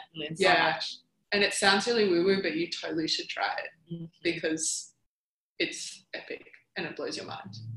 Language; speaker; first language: English; native; English